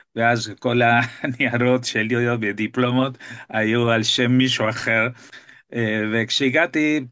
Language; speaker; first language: Hebrew; non-native, fluent; Spanish